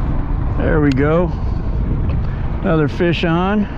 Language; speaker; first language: English; native; English